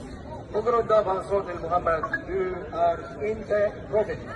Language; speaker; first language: Swedish; non-native, fluent; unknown